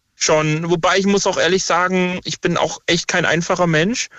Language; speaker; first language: German; native; German